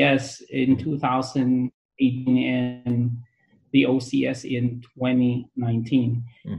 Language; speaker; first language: English; non-native, local second language; Pangasinan